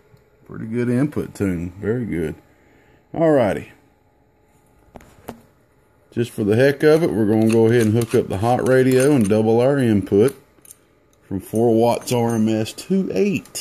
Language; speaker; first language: English; native; English